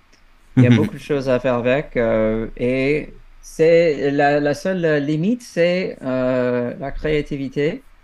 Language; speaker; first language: French; non-native, fluent; English